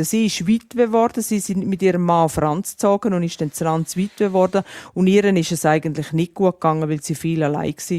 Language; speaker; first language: German; native; German